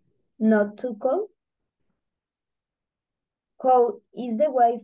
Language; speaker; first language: English; non-native, learner; Spanish